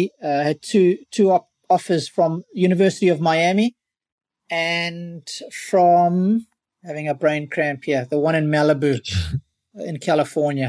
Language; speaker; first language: English; native; English